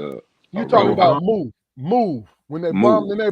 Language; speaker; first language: English; native; English